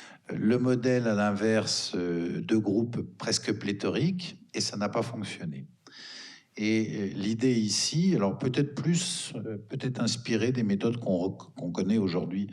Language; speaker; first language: French; native; French